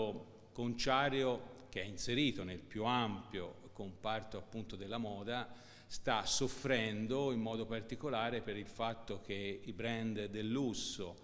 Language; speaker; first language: Italian; native; Italian